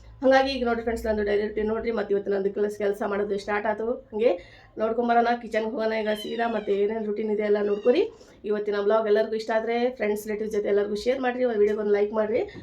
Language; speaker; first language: Kannada; native; Kannada